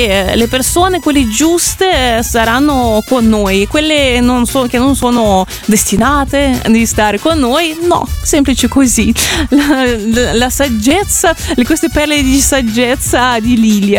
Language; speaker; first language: Italian; native; Italian